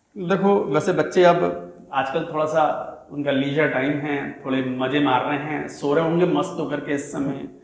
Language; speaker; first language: Hindi; native; Hindi